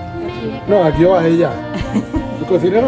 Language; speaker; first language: Spanish; native; Spanish